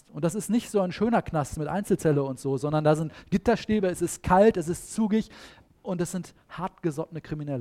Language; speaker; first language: German; native; German